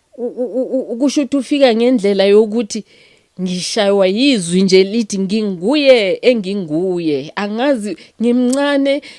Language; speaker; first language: Zulu; native; Zulu